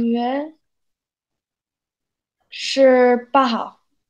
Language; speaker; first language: Chinese; non-native, learner; Spanish